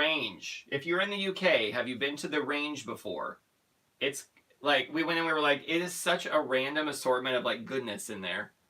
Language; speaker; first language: English; native; English